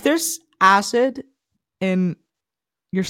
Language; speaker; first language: English; non-native, fluent; Icelandic